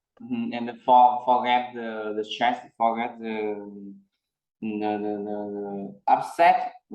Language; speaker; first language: English; non-native, learner; Vietnamese